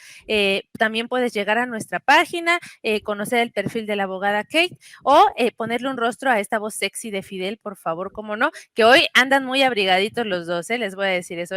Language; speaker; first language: Spanish; native; Spanish